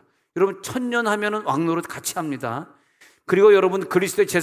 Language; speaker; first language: Korean; native; Korean